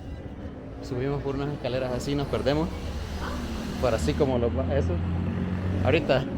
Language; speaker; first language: Spanish; early bilingual, heritage; Spanish